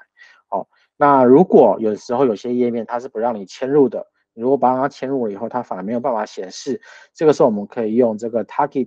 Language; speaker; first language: Chinese; native; Chinese